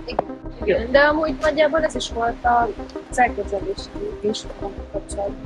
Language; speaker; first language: Hungarian; native; Hungarian